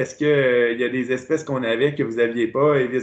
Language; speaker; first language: French; native; French